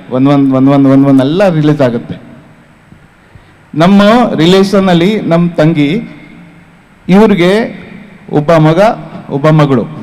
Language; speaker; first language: Kannada; non-native, fluent; Hindi